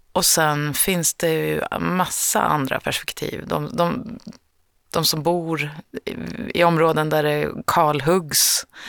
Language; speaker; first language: Swedish; native; Swedish